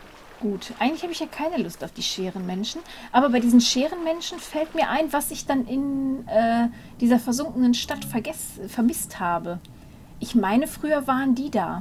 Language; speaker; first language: German; native; German